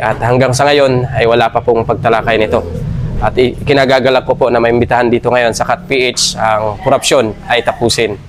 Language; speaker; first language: Filipino; native; Filipino